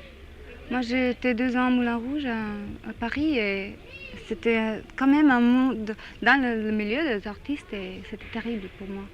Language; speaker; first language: French; non-native, fluent; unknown